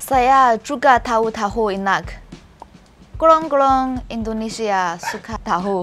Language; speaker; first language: Indonesian; non-native, learner; Chinese